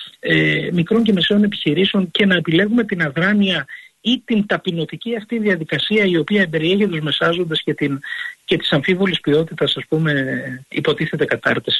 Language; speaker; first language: Greek; native; Greek